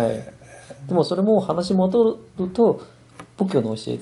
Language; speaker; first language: Japanese; non-native, fluent; Min Nan Chinese